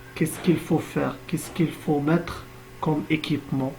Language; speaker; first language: French; non-native, local second language; Arabic